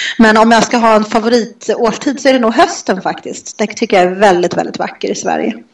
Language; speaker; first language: Swedish; native; Swedish